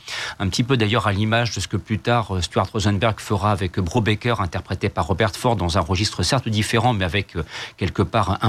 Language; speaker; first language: French; native; French